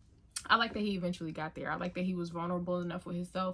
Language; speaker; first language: English; native; English